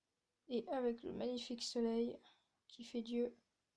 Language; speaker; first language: French; native; French